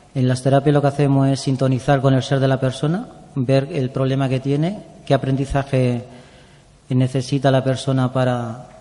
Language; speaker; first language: Spanish; native; Spanish